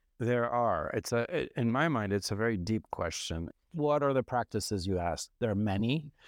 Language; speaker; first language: English; non-native, fluent; French